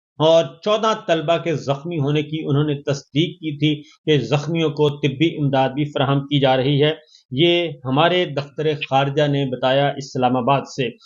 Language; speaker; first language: Urdu; native; Urdu